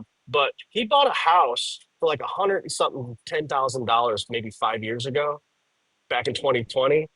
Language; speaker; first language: English; native; English